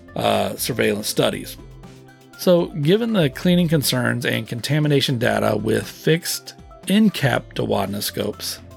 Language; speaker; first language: English; native; English